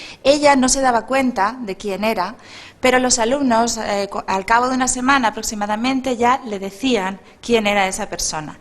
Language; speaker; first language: Spanish; native; Spanish